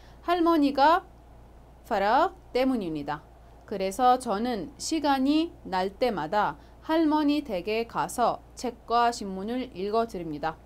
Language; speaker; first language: Korean; non-native, fluent; Arabic